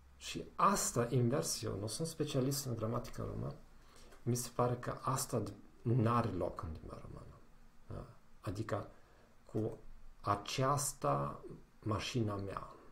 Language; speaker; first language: Romanian; non-native, fluent; German